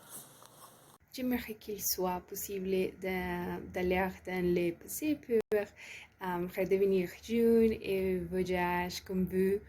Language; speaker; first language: French; non-native, learner; Spanish